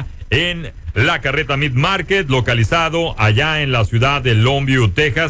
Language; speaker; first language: Spanish; native; Spanish